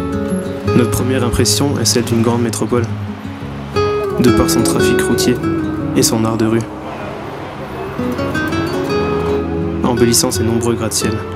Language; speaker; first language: French; native; French